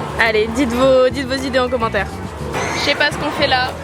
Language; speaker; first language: French; native; French